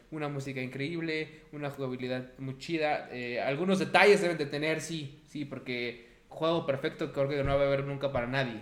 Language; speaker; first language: Spanish; native; Spanish